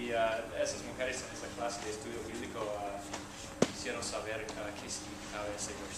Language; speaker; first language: Spanish; non-native, fluent; English